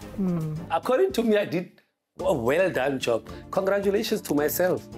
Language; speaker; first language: English; non-native, local second language; Southern Sotho